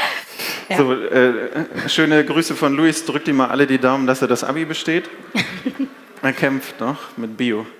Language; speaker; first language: German; native; German